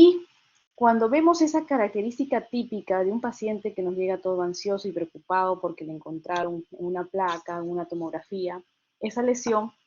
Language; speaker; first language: Spanish; native; Spanish